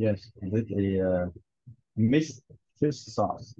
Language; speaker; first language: English; non-native, learner; Vietnamese